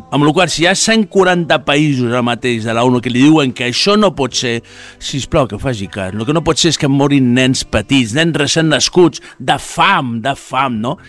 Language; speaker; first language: Catalan; non-native, fluent; Spanish